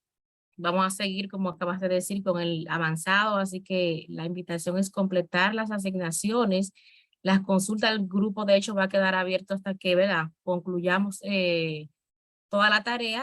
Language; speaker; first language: Spanish; native; Spanish